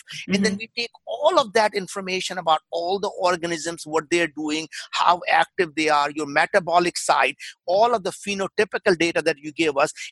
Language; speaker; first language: English; non-native, local second language; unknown